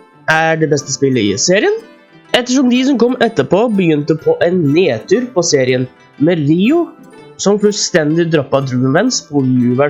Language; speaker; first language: Norwegian; native; Norwegian